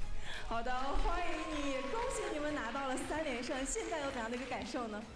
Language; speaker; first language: Chinese; native; Chinese